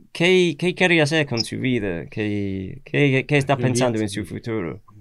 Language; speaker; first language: Spanish; non-native, learner; English